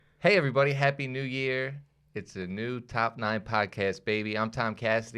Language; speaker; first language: English; native; English